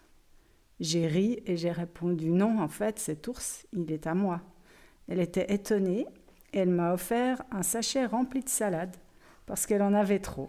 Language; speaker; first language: French; native; French